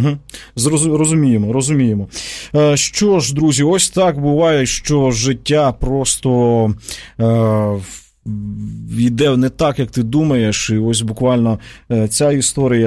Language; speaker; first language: Ukrainian; native; Ukrainian